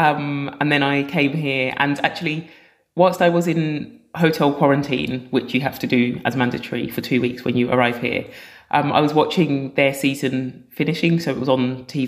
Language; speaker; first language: English; native; English